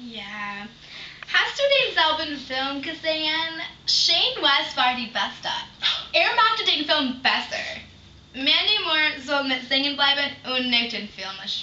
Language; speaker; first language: German; non-native, learner; English